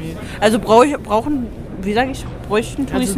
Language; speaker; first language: German; native; German